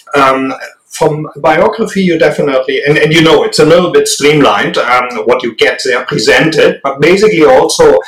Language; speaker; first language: English; non-native, fluent; German